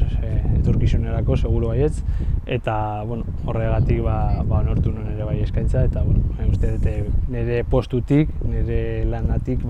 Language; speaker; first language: Basque; non-native, local second language; Spanish